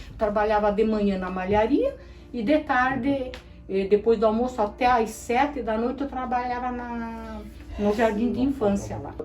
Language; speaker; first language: Portuguese; early bilingual, other home language; Polish